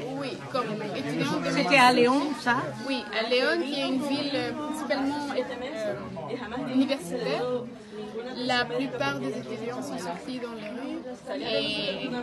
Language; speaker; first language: French; early bilingual, heritage; Spanish